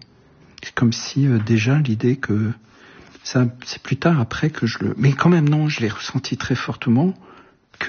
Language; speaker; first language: French; early bilingual, other home language; Arabic